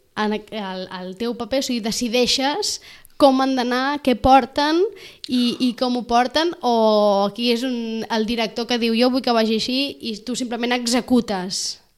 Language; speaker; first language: Catalan; native; Catalan